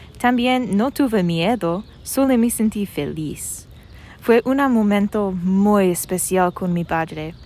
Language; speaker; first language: Spanish; non-native, learner; English